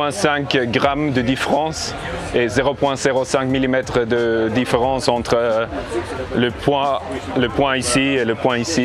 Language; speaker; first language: French; non-native, learner; English